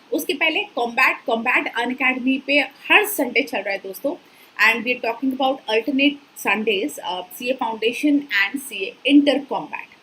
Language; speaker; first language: Hindi; native; Hindi